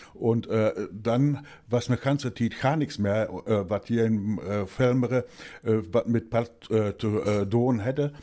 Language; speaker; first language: German; native; German